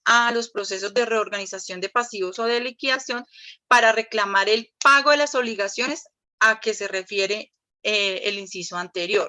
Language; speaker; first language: Spanish; native; Spanish